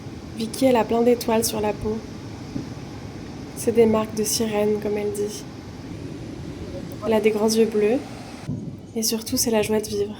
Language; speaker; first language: French; native; French